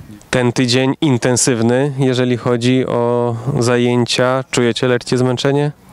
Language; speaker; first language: Polish; native; Polish